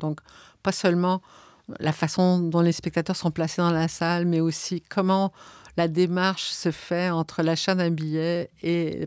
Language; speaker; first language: French; native; French